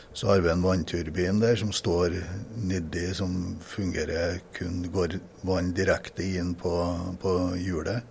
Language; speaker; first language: Norwegian; native; Norwegian